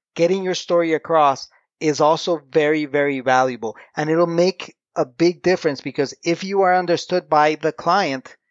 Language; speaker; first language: English; non-native, fluent; Spanish